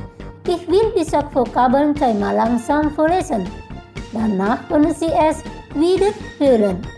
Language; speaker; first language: German; non-native, fluent; Indonesian